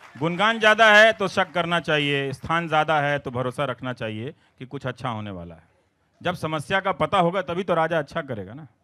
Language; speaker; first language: Hindi; non-native, local second language; Bhojpuri